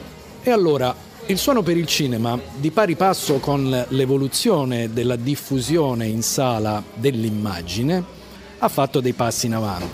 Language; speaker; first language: Italian; native; Italian